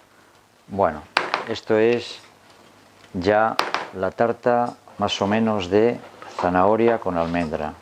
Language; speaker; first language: Spanish; native; Spanish